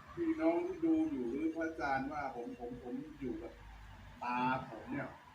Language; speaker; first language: Thai; native; Thai